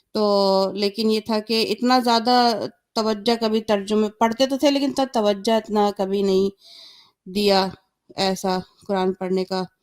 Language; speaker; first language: Urdu; native; Urdu